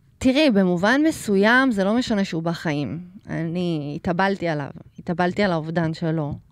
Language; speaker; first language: Hebrew; early bilingual, other home language; Russian